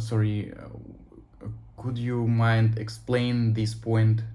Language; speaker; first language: English; non-native, learner; Russian